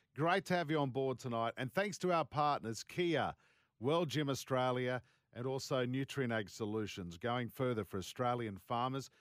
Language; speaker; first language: English; native; English